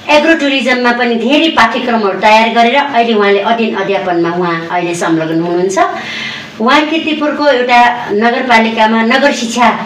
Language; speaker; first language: Nepali; non-native, local second language; Newari